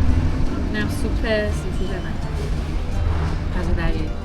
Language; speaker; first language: Persian; native; Persian